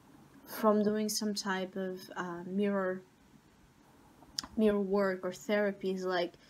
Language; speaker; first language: English; non-native, fluent; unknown